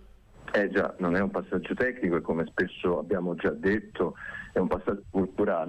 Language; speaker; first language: Italian; native; Italian